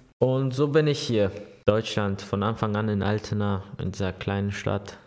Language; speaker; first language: German; early bilingual, other home language; Polish